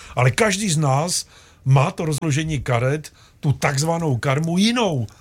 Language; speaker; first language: Czech; native; Czech